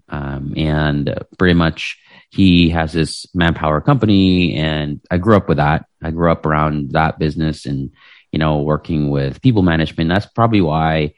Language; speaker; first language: English; non-native, local second language; Filipino